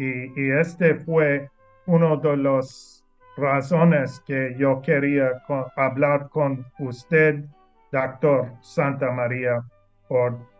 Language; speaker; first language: Spanish; non-native, learner; English